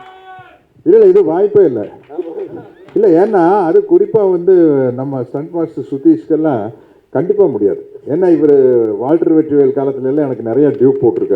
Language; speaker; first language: Tamil; native; Tamil